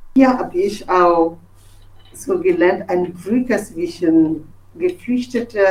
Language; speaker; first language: German; non-native, fluent; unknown